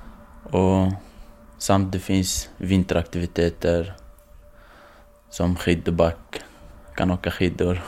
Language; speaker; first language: Swedish; non-native, fluent; Kurdish